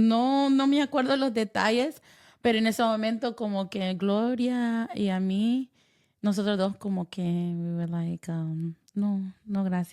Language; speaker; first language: Spanish; early bilingual, heritage; Spanish